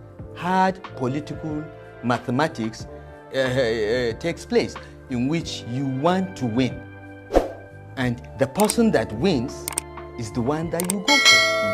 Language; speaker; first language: English; non-native, local second language; Hausa